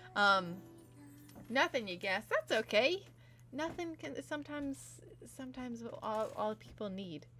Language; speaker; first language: English; native; English